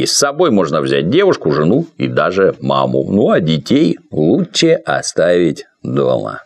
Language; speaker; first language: Russian; native; Russian